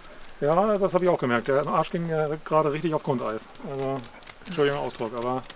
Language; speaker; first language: German; native; German